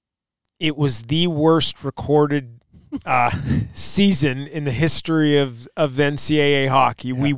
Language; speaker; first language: English; native; English